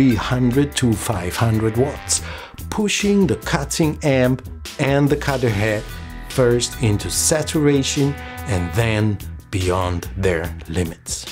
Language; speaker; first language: English; non-native, fluent; German